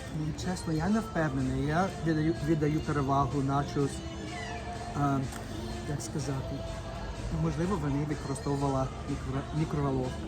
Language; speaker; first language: Ukrainian; non-native, learner; English